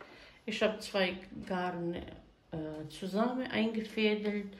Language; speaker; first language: German; non-native, fluent; Croatian